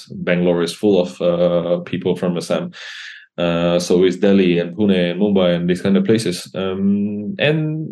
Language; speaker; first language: English; non-native, local second language; Assamese